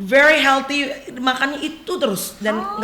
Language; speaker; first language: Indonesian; native; Indonesian